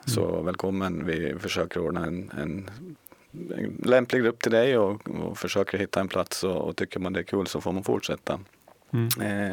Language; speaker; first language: Swedish; native; Swedish